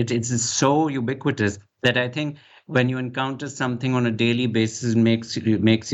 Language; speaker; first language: English; non-native, local second language; Urdu